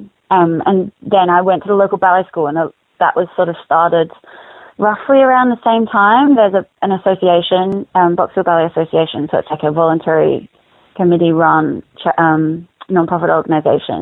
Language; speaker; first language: English; native; English